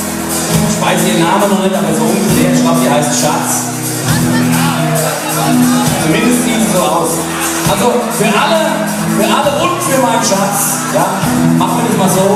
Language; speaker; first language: German; native; German